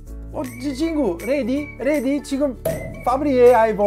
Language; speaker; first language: Korean; non-native, learner; Italian